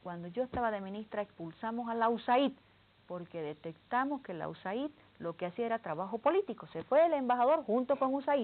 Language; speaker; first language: Spanish; native; Spanish